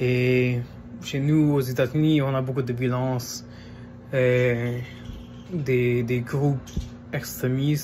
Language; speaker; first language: French; non-native, fluent; English